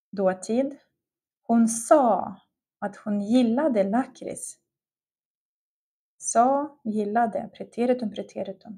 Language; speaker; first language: Swedish; non-native, fluent; Russian